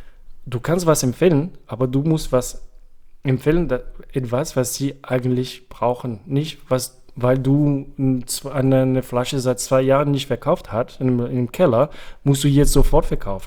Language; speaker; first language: German; non-native, fluent; French